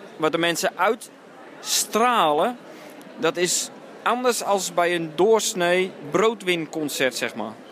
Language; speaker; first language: Dutch; native; Dutch